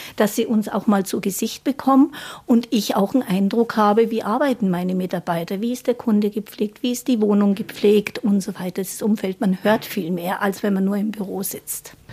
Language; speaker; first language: German; native; German